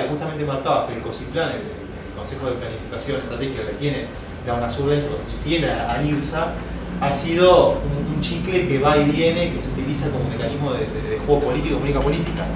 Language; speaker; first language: Spanish; native; Spanish